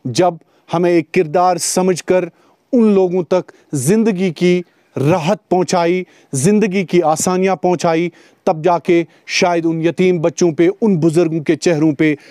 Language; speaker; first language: Hindi; non-native, local second language; Kashmiri